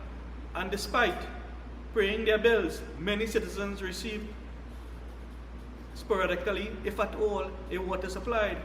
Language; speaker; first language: English; native; English